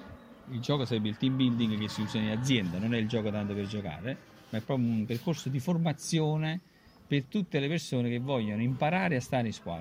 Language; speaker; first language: Italian; native; Italian